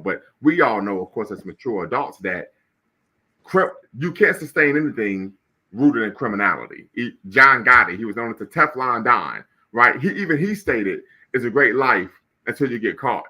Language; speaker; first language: English; native; English